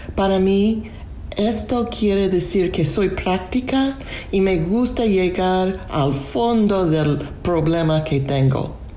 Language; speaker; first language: Spanish; non-native, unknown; English